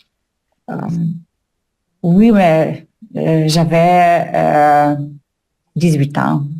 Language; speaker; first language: French; non-native, learner; Russian